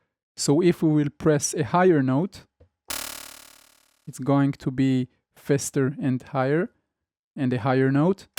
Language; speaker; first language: English; non-native, fluent; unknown